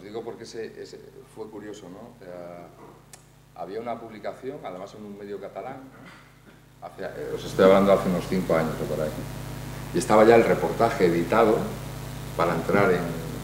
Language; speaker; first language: Spanish; native; Spanish